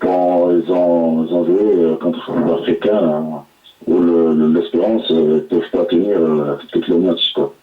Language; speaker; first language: French; non-native, local second language; Arabic